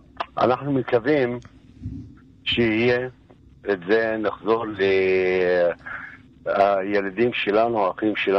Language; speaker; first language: Hebrew; non-native, local second language; Arabic